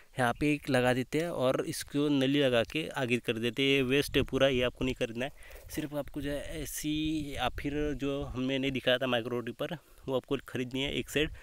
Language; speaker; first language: Hindi; non-native, local second language; Marathi